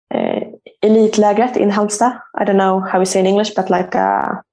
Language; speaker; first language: English; non-native, fluent; Swedish